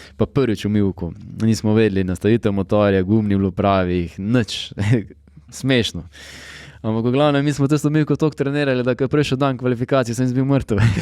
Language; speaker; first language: Slovenian; native; Slovenian